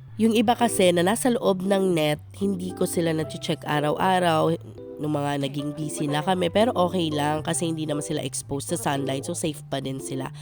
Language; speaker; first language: Filipino; non-native, local second language; Cebuano